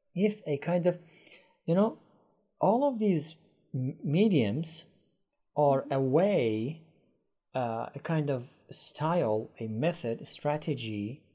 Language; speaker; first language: English; non-native, fluent; Persian